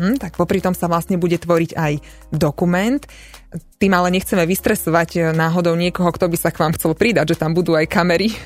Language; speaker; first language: Slovak; native; Slovak